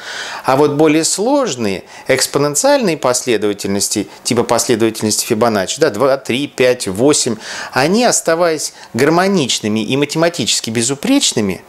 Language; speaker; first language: Russian; native; Russian